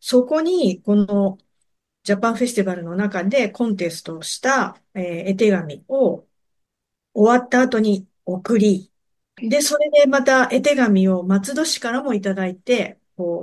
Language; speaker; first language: Japanese; native; Japanese